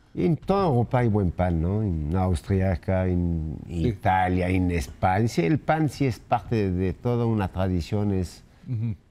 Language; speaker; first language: Spanish; non-native, fluent; French